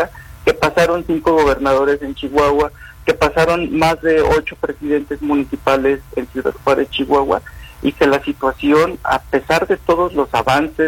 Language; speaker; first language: Spanish; native; Spanish